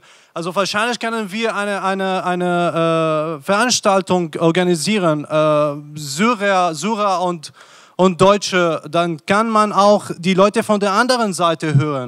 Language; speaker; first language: German; non-native, fluent; Arabic